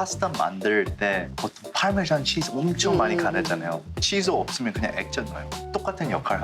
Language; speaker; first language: Korean; early bilingual, heritage; English